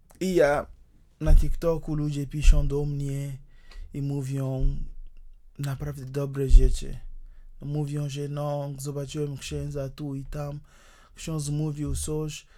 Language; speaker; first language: Polish; non-native, fluent; Ewe